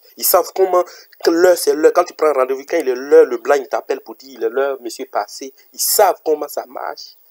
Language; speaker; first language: French; native; French